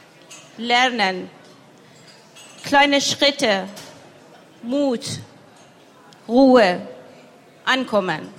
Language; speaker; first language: German; non-native, learner; Persian